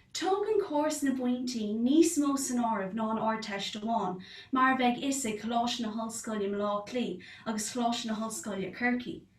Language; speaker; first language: Irish; non-native, local second language; English